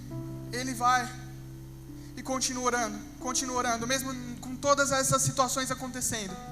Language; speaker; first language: Portuguese; native; Portuguese